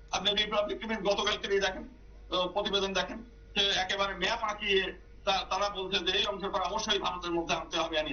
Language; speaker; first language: Bangla; native; Bangla